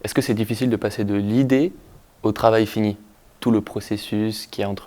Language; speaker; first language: French; native; French